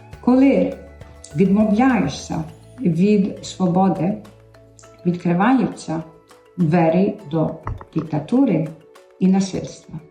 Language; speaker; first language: Ukrainian; early bilingual, heritage; Ukrainian